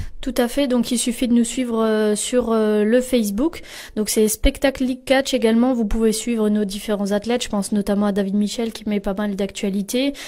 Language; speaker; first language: French; native; French